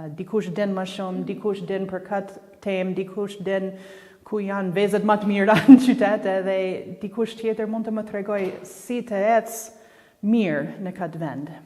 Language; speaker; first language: Albanian; non-native, fluent; English